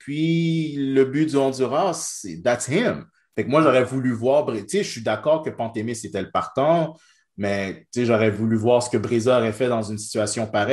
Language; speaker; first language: French; native; French